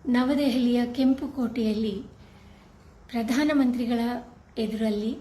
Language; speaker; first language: Kannada; native; Kannada